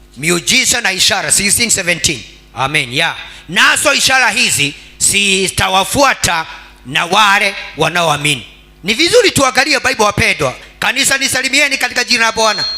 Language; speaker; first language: Swahili; non-native, local second language; Kikuyu